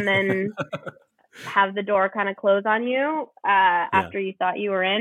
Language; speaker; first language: English; native; English